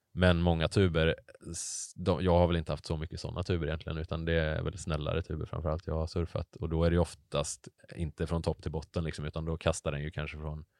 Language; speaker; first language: Swedish; native; Swedish